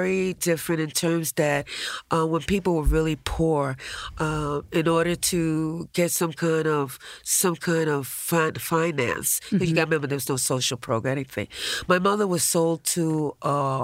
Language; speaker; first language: English; early bilingual, other home language; Spanish